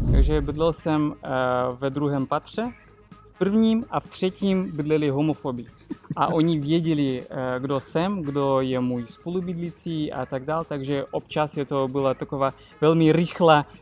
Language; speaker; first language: Czech; non-native, fluent; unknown